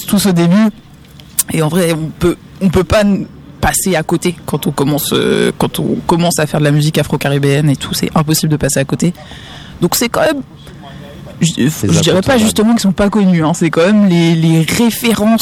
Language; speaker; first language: French; native; French